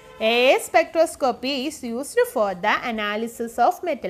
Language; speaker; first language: English; non-native, local second language; Malayalam